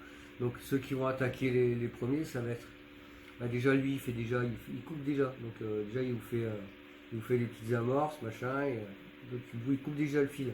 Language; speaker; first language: French; native; French